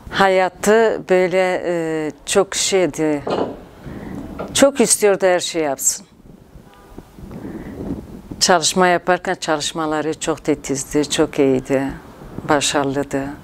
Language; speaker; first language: Turkish; non-native, local second language; Kurdish